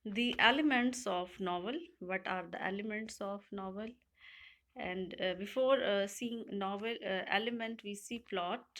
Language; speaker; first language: English; non-native, local second language; Urdu